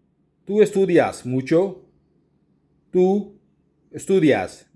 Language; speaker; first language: Spanish; non-native, learner; Urdu